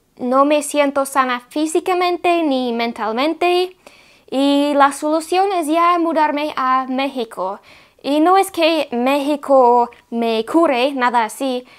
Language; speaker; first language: Spanish; non-native, fluent; English